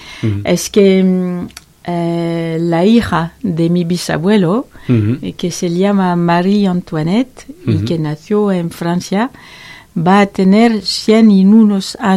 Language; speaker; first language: Spanish; non-native, learner; French